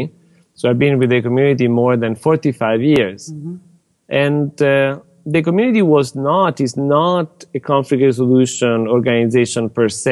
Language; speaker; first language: English; non-native, fluent; Italian